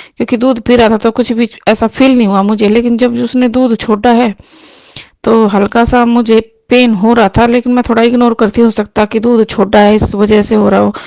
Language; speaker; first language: Hindi; non-native, local second language; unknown